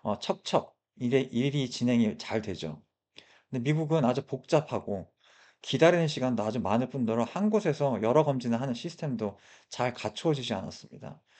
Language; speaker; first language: Korean; early bilingual, heritage; Korean